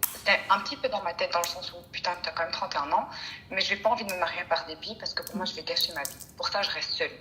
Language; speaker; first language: French; early bilingual, other home language; Arabic